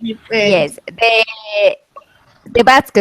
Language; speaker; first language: English; non-native, learner; Spanish